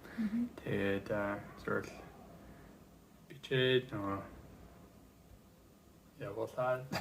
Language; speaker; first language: Mongolian; early bilingual, heritage; English